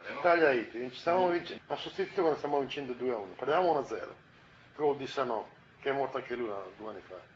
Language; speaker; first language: Italian; native; Italian